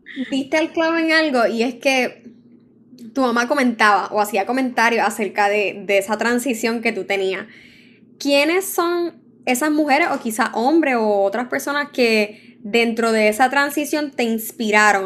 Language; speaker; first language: Spanish; native; Spanish